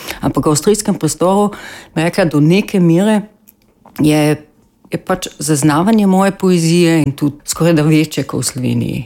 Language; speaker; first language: Slovenian; native; Slovenian